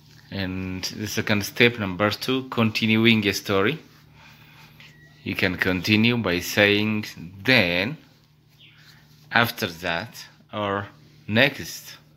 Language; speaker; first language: English; non-native, fluent; Amharic